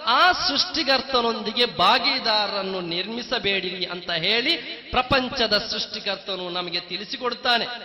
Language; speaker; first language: Kannada; non-native, local second language; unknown